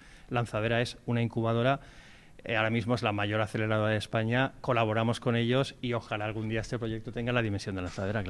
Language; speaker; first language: Spanish; native; Spanish